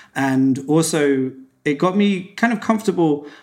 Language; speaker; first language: English; native; English